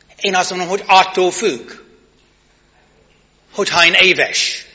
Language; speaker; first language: Hungarian; non-native, learner; English